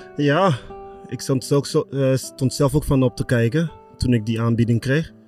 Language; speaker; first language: Dutch; early bilingual, other home language; Lingala